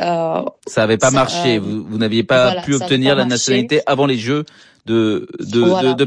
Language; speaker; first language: French; native; French